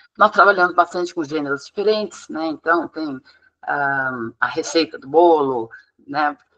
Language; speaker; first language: Portuguese; non-native, fluent; English